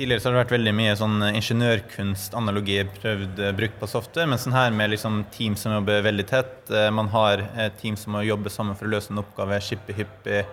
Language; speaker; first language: Norwegian; native; Norwegian